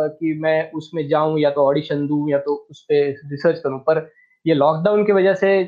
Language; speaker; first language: Hindi; non-native, local second language; Marathi